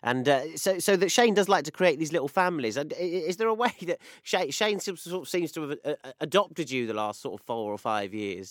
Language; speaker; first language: English; native; English